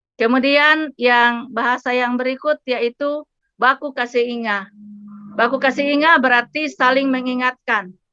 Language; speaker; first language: Indonesian; native; Indonesian